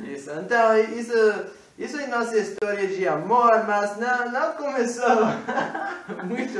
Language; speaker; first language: Portuguese; non-native, fluent; English